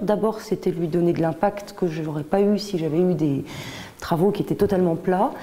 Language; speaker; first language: French; native; French